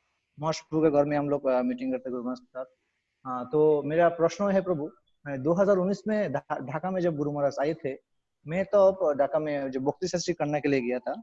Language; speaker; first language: Hindi; non-native, learner; Bangla